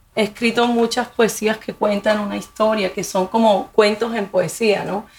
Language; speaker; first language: Spanish; native; Spanish